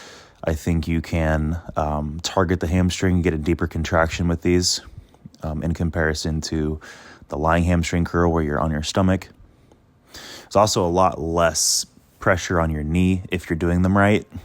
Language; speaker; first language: English; native; English